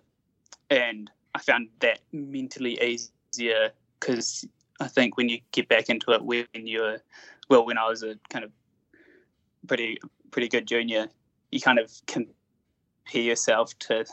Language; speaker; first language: English; native; English